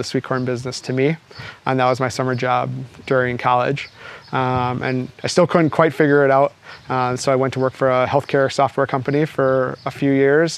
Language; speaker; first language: English; native; English